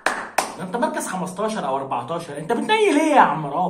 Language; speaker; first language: Arabic; native; Arabic